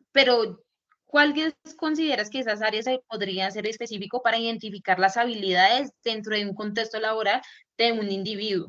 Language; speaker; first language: Spanish; native; Spanish